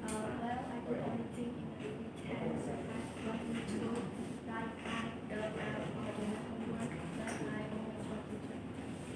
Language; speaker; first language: English; non-native, learner; Vietnamese